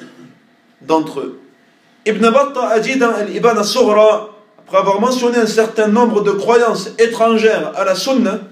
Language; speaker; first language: French; native; French